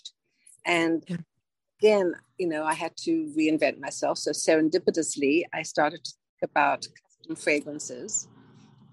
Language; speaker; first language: English; native; English